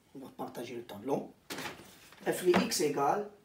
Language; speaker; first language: French; non-native, local second language; Arabic